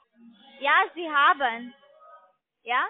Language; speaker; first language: German; non-native, learner; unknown